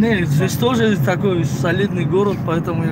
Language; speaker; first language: Russian; non-native, local second language; Tajik